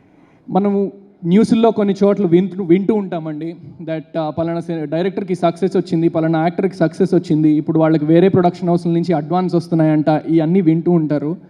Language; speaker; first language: Telugu; native; Telugu